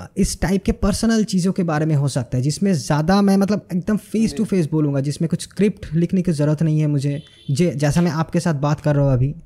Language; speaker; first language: Hindi; non-native, local second language; Bangla